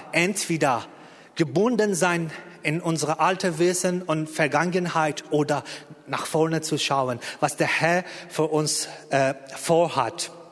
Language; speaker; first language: German; non-native, fluent; Persian